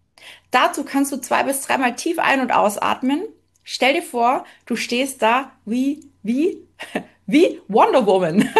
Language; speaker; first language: German; native; German